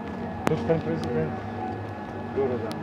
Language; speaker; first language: Russian; non-native, learner; Polish